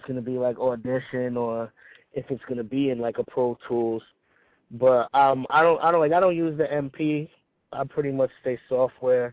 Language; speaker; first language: English; native; English